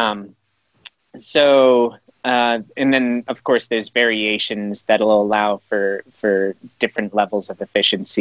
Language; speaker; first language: English; native; English